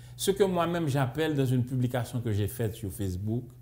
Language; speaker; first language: French; native; French